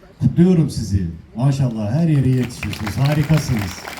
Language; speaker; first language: Turkish; native; Turkish